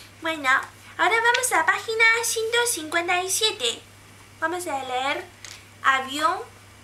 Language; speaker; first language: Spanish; non-native, fluent; Chinese